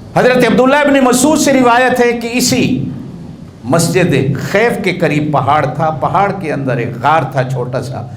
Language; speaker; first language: Urdu; native; Urdu